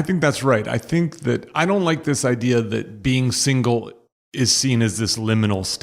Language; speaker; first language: English; native; English